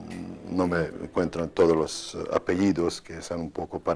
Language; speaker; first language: Spanish; non-native, fluent; Bosnian